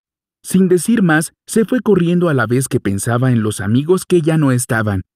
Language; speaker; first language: Spanish; native; Spanish